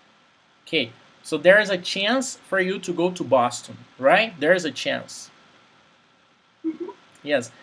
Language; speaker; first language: English; non-native, fluent; Portuguese